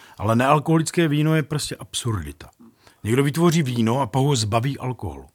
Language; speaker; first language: Czech; native; Czech